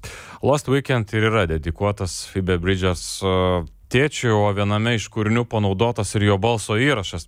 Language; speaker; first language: Lithuanian; native; Lithuanian